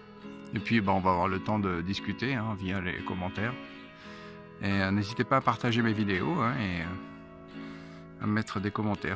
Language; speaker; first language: French; native; French